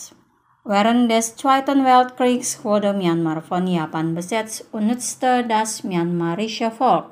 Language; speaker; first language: German; non-native, fluent; Indonesian